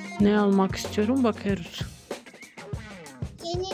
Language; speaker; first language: Turkish; non-native, learner; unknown